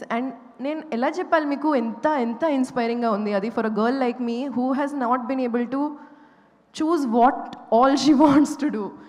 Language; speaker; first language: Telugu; non-native, local second language; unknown